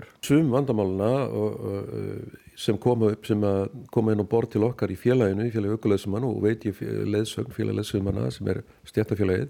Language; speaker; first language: Icelandic; native; Icelandic